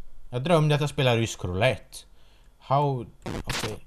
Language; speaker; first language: Swedish; native; Swedish